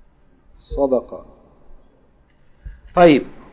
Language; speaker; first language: Arabic; non-native, fluent; English